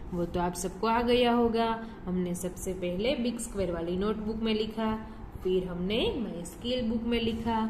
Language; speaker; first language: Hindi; non-native, local second language; Gujarati